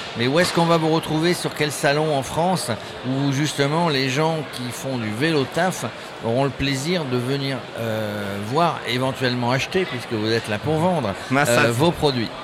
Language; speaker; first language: French; native; French